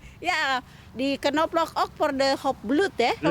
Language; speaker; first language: Dutch; non-native, learner; Indonesian